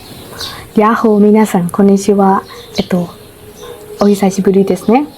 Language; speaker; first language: Japanese; non-native, learner; Burmese